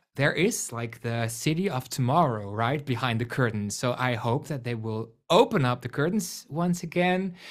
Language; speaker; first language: English; non-native, fluent; Dutch